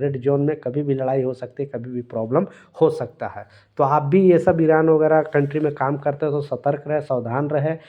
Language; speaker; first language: Hindi; native; Hindi